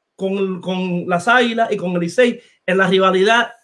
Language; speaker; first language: Spanish; native; Spanish